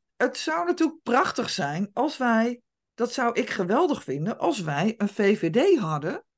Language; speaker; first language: Dutch; native; Dutch